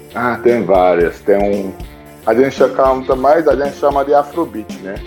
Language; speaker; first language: Portuguese; non-native, fluent; Igbo